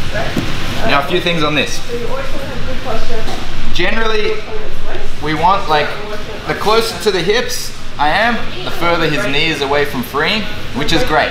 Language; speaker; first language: English; native; English